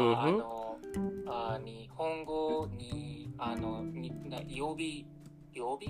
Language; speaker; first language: Japanese; non-native, learner; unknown